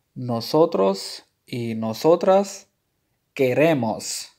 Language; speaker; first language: Spanish; non-native, fluent; Urdu